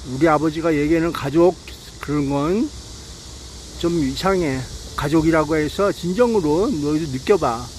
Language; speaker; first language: Korean; native; Korean